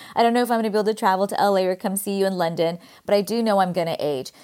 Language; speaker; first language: English; native; English